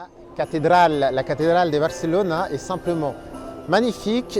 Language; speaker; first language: French; native; French